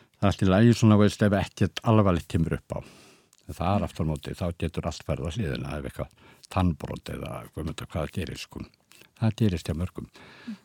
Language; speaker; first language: Icelandic; native; Icelandic